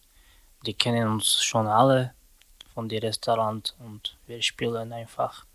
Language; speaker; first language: German; non-native, learner; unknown